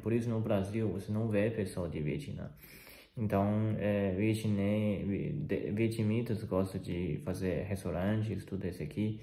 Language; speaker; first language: Portuguese; non-native, fluent; Chinese